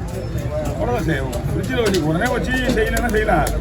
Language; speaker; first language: Tamil; native; Tamil